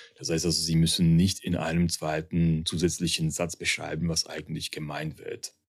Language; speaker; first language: German; early bilingual, heritage; Czech